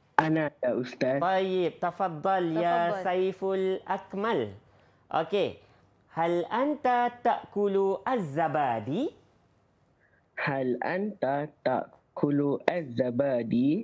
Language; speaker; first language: Arabic; non-native, fluent; Malay